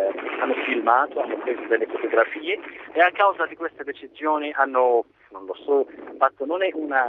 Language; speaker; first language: Italian; non-native, fluent; Arabic